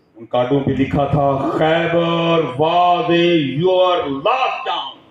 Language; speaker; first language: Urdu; non-native, local second language; Punjabi